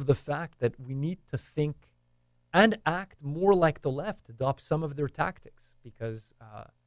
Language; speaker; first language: English; native; English